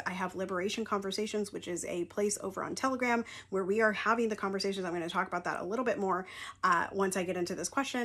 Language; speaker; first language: English; native; English